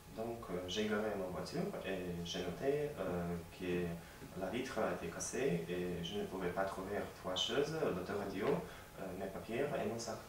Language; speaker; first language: French; non-native, learner; Latvian